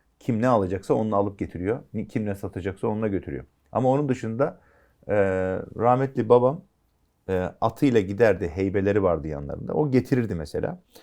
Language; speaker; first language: Turkish; native; Turkish